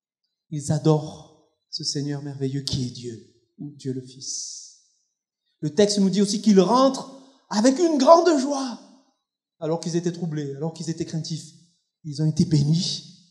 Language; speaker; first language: French; native; French